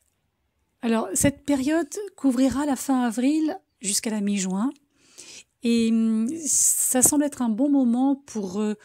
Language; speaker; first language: French; native; French